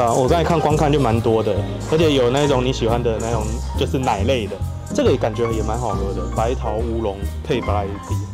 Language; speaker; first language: Chinese; native; Chinese